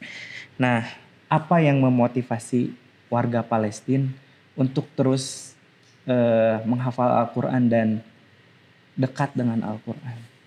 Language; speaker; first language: Indonesian; non-native, local second language; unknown